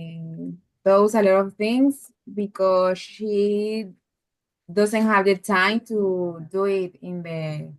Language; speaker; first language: English; non-native, learner; Spanish